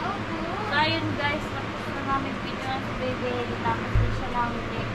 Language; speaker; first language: Filipino; native; Filipino